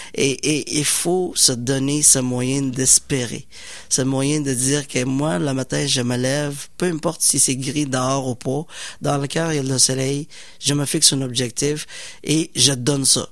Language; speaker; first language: French; non-native, fluent; Somali